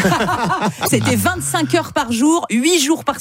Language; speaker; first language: French; native; French